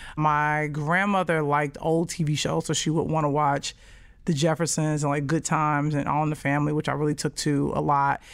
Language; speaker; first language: English; native; English